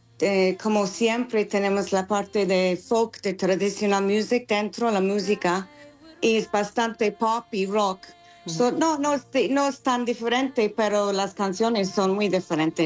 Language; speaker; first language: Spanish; non-native, fluent; English